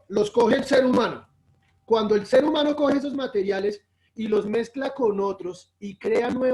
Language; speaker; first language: Spanish; native; Spanish